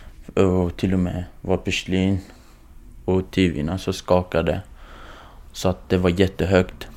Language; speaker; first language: Swedish; non-native, fluent; Kurdish